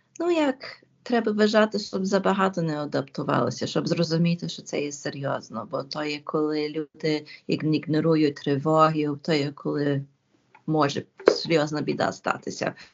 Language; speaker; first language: Ukrainian; early bilingual, heritage; Ukrainian